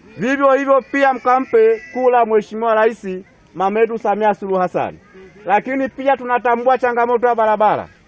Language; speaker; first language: Swahili; native; Swahili